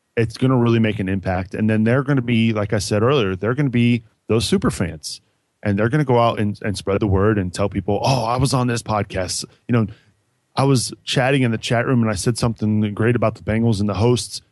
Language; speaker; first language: English; native; English